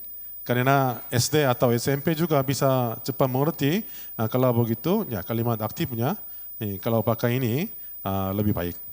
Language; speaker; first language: Indonesian; non-native, learner; Korean